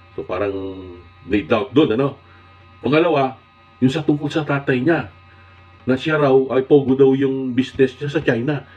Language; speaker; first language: Filipino; non-native, local second language; Iloko